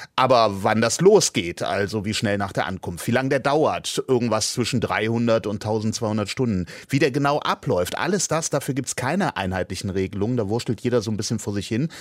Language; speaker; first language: German; native; German